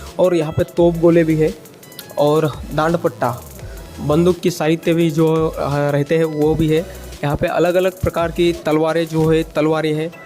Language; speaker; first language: Hindi; non-native, local second language; Marathi